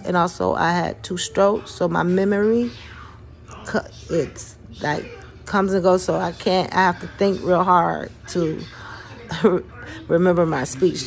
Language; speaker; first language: English; native; English